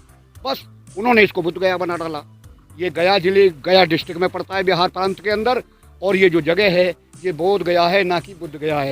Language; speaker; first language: Hindi; native; Hindi